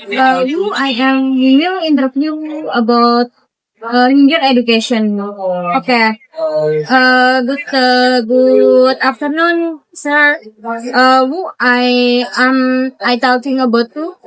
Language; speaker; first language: English; non-native, learner; Indonesian